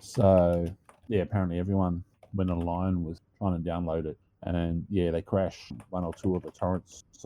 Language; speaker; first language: English; native; English